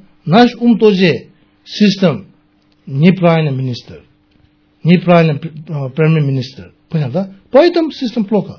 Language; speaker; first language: Russian; non-native, learner; Tibetan